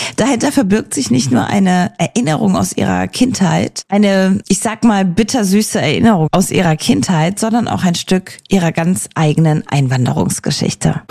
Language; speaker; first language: German; native; German